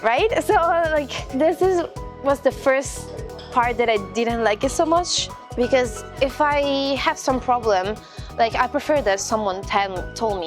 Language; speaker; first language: English; non-native, fluent; Italian